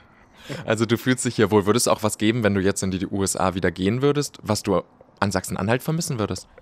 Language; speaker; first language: German; native; German